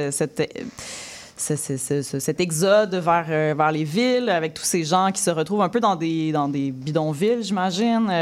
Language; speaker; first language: French; native; French